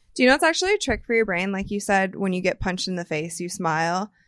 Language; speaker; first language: English; native; English